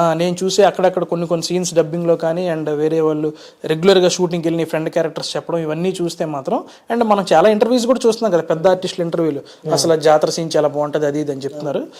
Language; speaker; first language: Telugu; native; Telugu